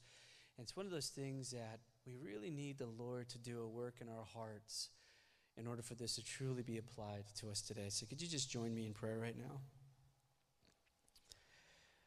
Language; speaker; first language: English; native; English